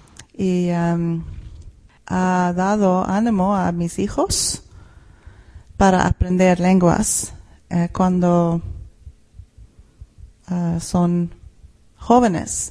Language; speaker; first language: Spanish; non-native, fluent; Swedish